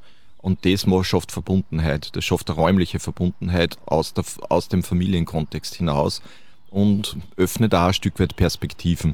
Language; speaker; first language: German; native; German